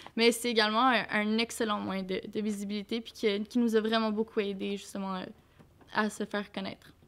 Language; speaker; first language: French; native; French